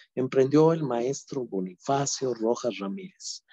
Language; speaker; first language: Spanish; native; Spanish